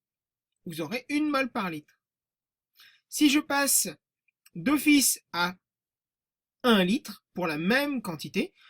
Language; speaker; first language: French; native; French